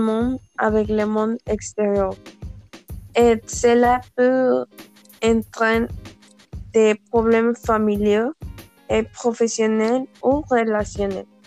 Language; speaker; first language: French; non-native, learner; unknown